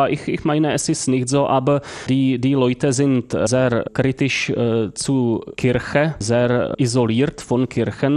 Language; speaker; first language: German; non-native, fluent; Czech